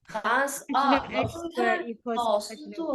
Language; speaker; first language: Chinese; early bilingual, other home language; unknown